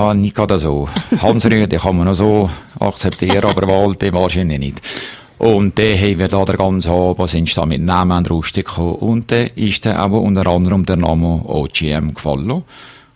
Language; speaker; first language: German; native; German